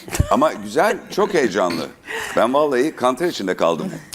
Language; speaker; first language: Turkish; native; Turkish